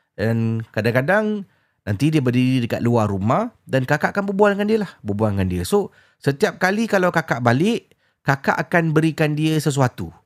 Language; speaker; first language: Malay; native; Malay